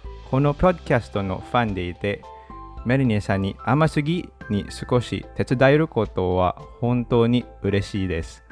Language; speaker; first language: Japanese; non-native, fluent; Filipino